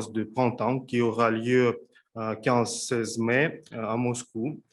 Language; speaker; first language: French; non-native, fluent; Russian